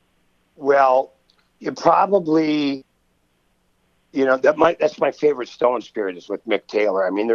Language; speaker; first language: English; native; English